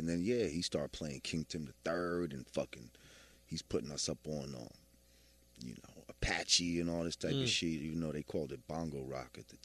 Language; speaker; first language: English; native; English